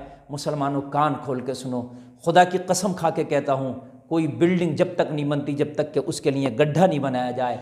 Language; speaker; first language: Urdu; native; Urdu